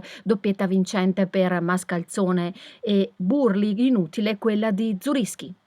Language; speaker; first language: Italian; native; Italian